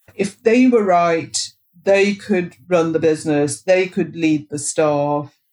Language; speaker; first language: English; non-native, local second language; Bangla